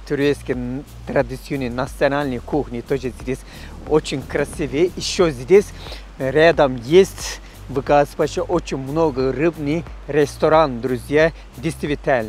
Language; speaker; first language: Russian; non-native, fluent; Turkish